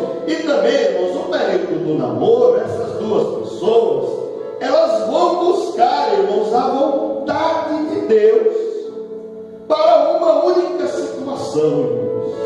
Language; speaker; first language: Portuguese; native; Portuguese